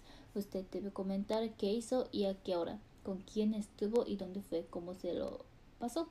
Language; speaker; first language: Spanish; non-native, learner; Japanese